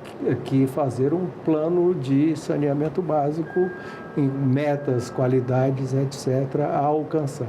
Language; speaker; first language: Portuguese; native; Portuguese